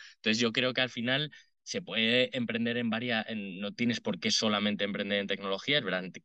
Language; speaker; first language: Spanish; native; Spanish